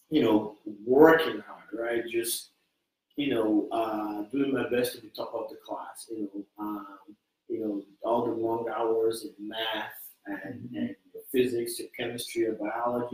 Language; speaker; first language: English; non-native, local second language; Igbo